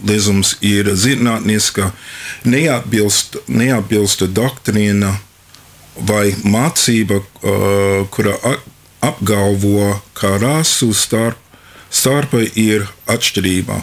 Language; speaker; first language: Latvian; non-native, fluent; English